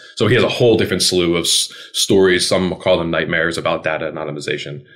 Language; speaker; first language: English; native; English